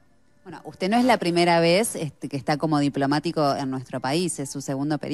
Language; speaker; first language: Spanish; native; Spanish